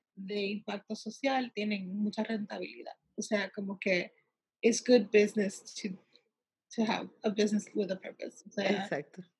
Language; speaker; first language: Spanish; early bilingual, heritage; Spanish